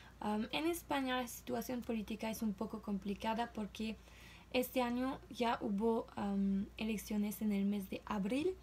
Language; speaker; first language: Spanish; non-native, learner; French